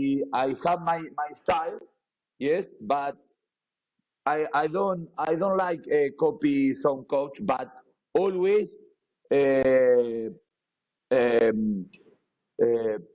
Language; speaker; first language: English; non-native, learner; Spanish